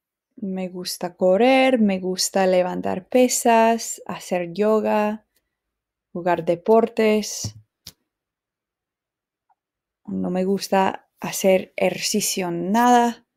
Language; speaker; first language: Spanish; non-native, fluent; English